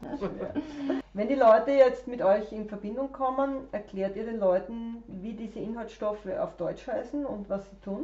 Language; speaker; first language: German; native; German